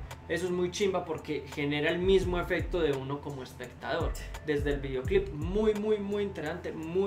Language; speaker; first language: Spanish; native; Spanish